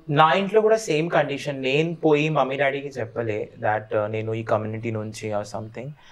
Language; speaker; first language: Telugu; non-native, fluent; Bangla